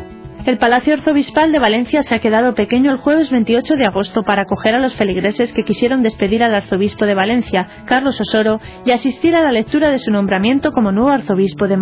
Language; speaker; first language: Spanish; native; Spanish